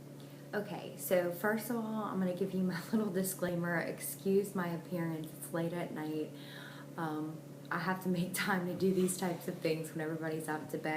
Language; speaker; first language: English; native; English